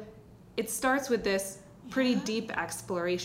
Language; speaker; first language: English; native; English